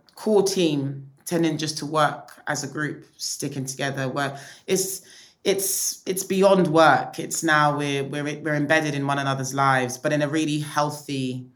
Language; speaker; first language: English; native; English